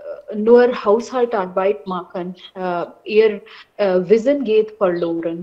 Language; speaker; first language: German; non-native, learner; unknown